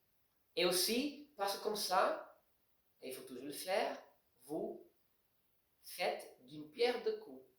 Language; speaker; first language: French; non-native, fluent; Portuguese